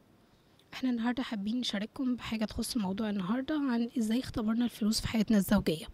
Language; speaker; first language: Arabic; native; Arabic